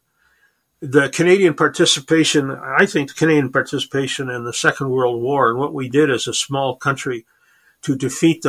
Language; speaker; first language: English; native; English